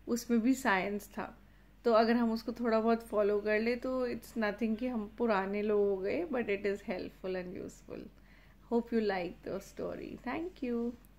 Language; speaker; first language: Hindi; native; Hindi